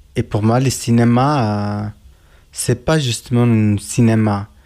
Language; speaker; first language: French; non-native, learner; Turkish